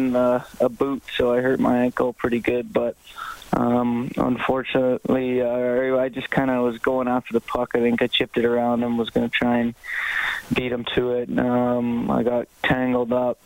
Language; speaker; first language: English; native; English